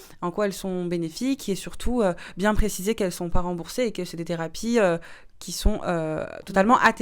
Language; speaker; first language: French; native; French